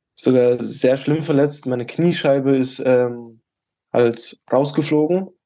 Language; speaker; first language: German; early bilingual, other home language; Albanian